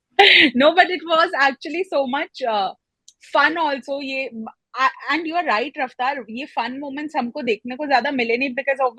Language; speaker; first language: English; non-native, local second language; Hindi